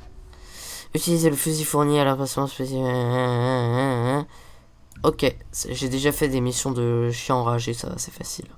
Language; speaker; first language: French; native; French